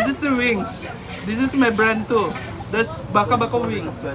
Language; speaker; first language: English; non-native, learner; Indonesian